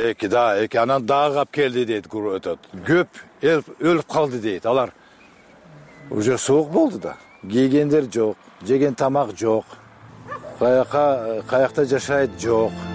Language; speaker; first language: Kyrgyz; non-native, local second language; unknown